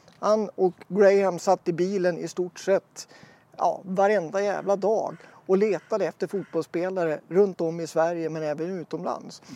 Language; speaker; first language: Swedish; native; Swedish